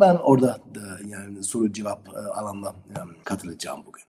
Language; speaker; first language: Turkish; non-native, learner; German